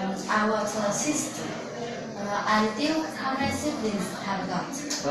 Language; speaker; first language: English; non-native, learner; Vietnamese